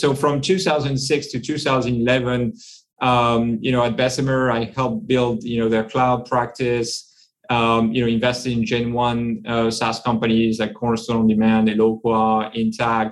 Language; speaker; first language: English; non-native, fluent; French